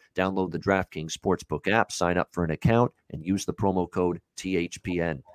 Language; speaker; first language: English; native; English